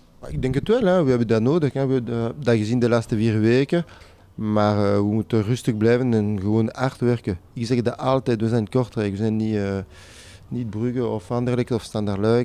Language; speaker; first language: Dutch; non-native, local second language; French